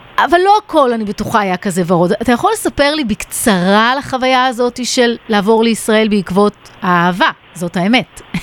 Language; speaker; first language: Hebrew; native; Hebrew